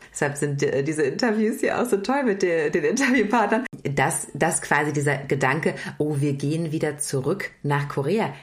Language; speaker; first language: German; native; German